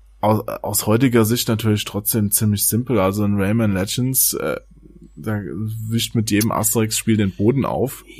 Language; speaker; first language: German; native; German